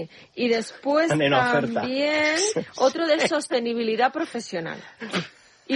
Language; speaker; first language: Spanish; native; Spanish